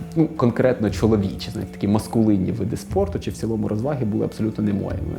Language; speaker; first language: Ukrainian; non-native, local second language; Russian